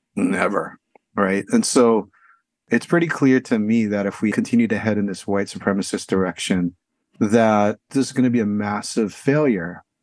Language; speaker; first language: English; native; English